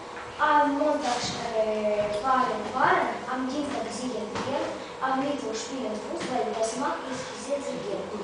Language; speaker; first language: German; non-native, learner; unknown